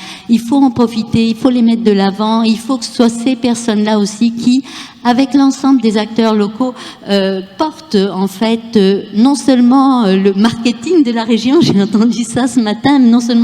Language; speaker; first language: French; native; French